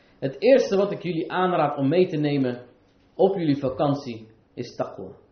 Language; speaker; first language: Dutch; early bilingual, other home language; Arabic